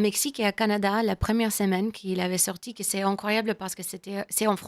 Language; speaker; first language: French; non-native, learner; English